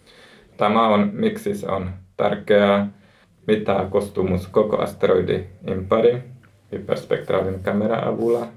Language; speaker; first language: Finnish; non-native, learner; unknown